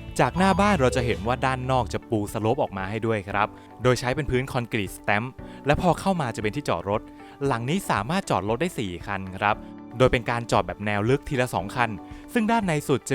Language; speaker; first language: Thai; native; Thai